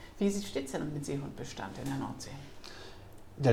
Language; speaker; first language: German; native; German